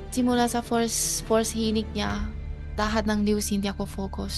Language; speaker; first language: Filipino; non-native, learner; Chinese